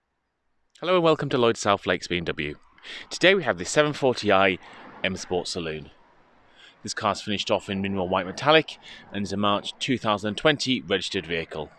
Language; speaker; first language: English; native; English